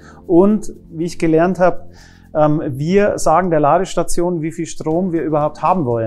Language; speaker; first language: German; native; German